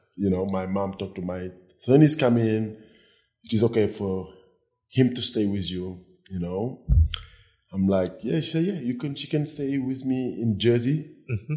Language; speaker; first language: English; non-native, fluent; Wolof